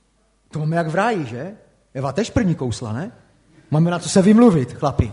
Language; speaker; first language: Czech; native; Czech